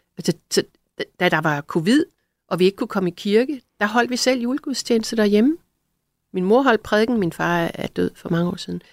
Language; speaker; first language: Danish; native; Danish